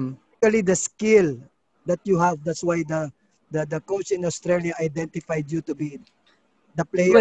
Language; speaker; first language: English; non-native, local second language; Filipino